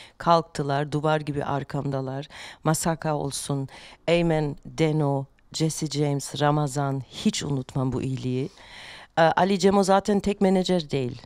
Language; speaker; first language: Turkish; non-native, fluent; German